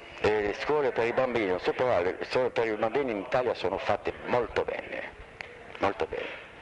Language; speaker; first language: Italian; non-native, fluent; French